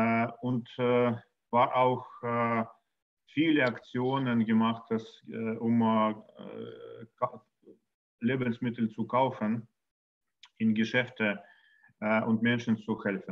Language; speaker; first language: German; non-native, learner; Russian